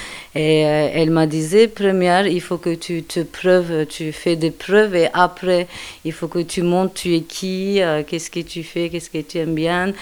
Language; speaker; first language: French; non-native, fluent; Turkish